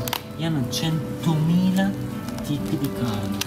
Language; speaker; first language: Italian; native; Italian